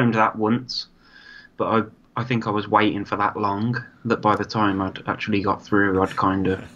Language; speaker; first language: English; native; English